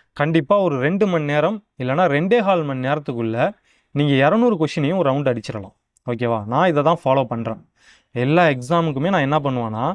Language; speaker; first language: Tamil; native; Tamil